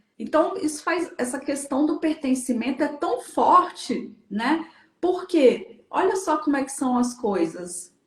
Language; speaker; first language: Portuguese; native; Portuguese